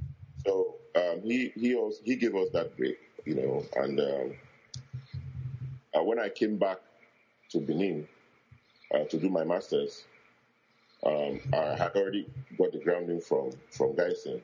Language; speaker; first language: English; non-native, local second language; Bini